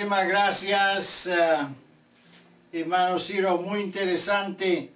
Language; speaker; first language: Spanish; non-native, fluent; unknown